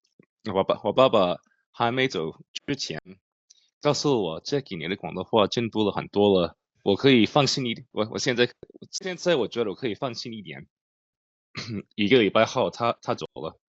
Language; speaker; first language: Chinese; non-native, learner; English